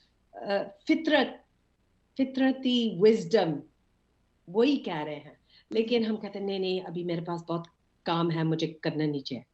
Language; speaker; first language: Hindi; early bilingual, heritage; English